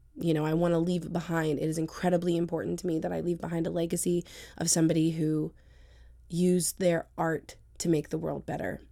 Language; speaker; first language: English; native; English